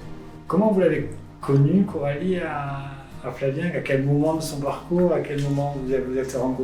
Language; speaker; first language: French; native; French